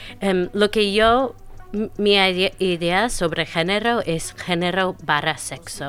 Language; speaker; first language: Spanish; non-native, fluent; English